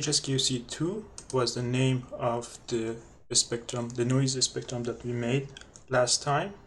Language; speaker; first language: English; non-native, fluent; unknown